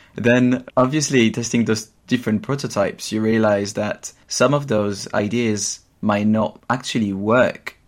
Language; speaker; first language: English; non-native, fluent; French